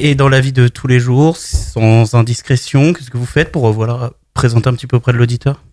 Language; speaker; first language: French; native; French